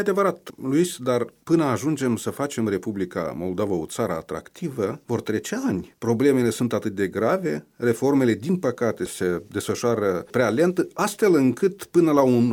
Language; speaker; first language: Romanian; native; Romanian